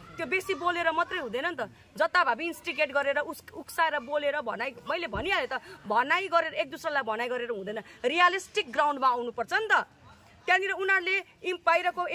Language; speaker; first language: Nepali; native; Nepali